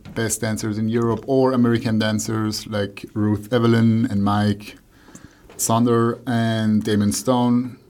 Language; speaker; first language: English; non-native, fluent; Persian